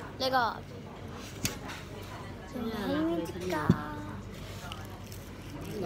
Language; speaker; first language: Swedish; early bilingual, other home language; Thai